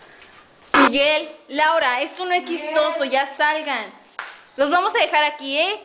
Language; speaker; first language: Spanish; native; Spanish